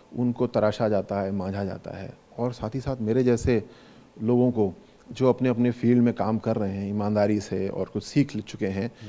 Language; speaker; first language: Hindi; native; Hindi